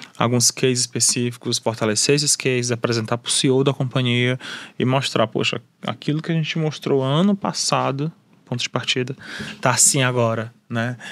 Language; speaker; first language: Portuguese; native; Portuguese